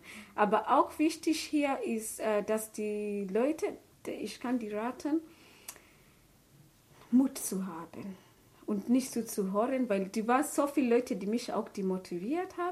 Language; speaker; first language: German; non-native, learner; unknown